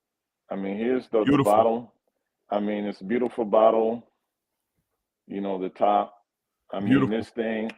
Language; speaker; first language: English; native; English